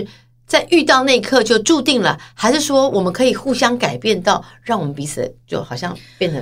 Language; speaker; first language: Chinese; native; Chinese